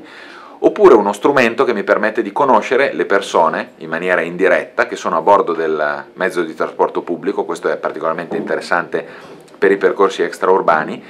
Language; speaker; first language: Italian; native; Italian